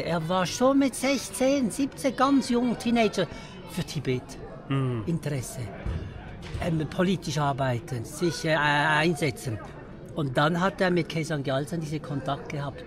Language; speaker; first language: German; early bilingual, other home language; Tibetan